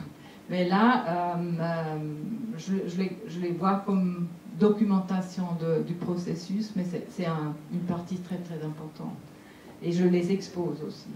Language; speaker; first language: French; non-native, local second language; German